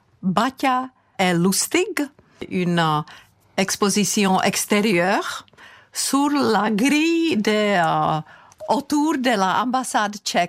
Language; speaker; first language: French; non-native, fluent; Czech